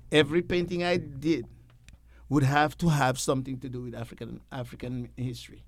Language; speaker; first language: English; native; English